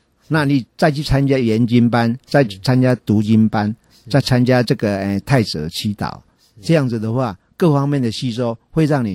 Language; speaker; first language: Chinese; native; Chinese